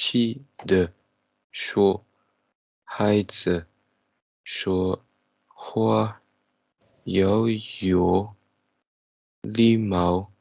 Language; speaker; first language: Chinese; non-native, learner; Tibetan